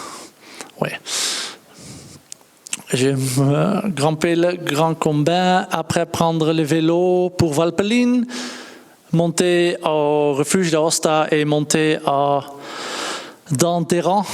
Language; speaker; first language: French; non-native, learner; Dutch